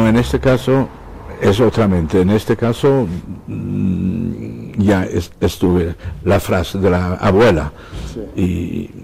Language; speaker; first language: Spanish; non-native, fluent; Dutch